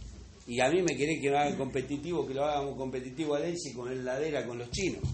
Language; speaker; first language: Spanish; native; Spanish